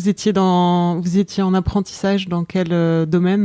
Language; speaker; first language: French; native; French